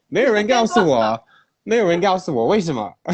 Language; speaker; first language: Chinese; non-native, fluent; English